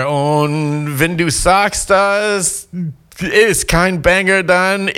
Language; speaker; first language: German; non-native, fluent; English